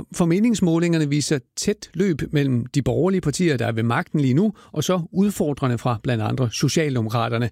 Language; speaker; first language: Danish; native; Danish